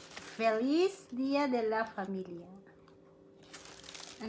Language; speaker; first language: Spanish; non-native, learner; Filipino